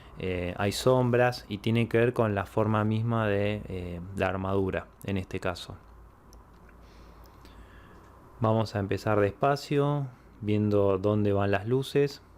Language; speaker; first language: Spanish; native; Spanish